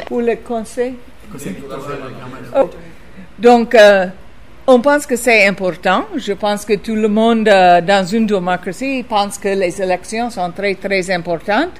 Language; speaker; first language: French; non-native, fluent; English